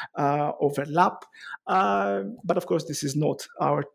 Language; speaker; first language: English; non-native, fluent; Greek